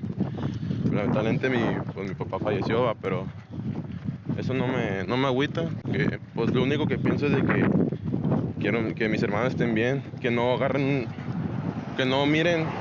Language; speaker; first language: Spanish; native; Spanish